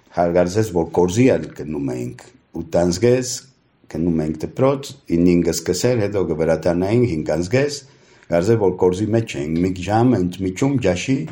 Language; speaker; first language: Armenian; early bilingual, heritage; Armenian